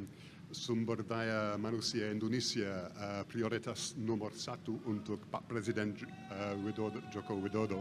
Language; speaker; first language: Indonesian; non-native, fluent; English